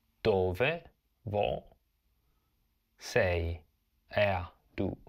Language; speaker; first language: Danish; non-native, fluent; Italian